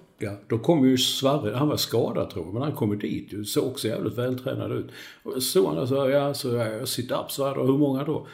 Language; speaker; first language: Swedish; native; Swedish